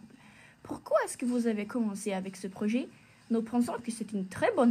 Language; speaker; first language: French; non-native, learner; Swedish